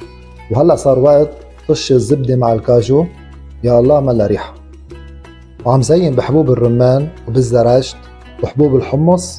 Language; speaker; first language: Arabic; native; Arabic